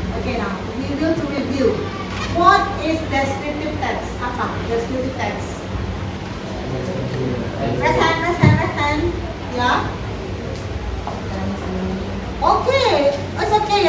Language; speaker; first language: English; non-native, fluent; Indonesian